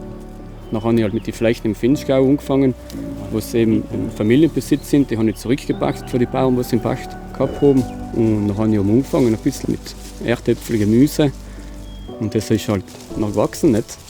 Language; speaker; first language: German; native; German